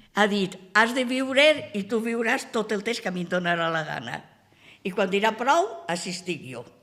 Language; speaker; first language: Catalan; native; Catalan